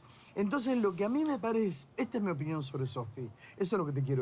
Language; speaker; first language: Spanish; native; Spanish